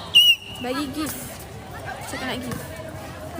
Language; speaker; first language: Malay; native; Malay